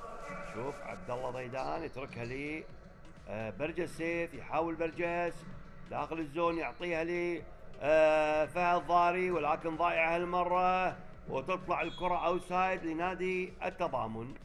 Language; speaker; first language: Arabic; native; Arabic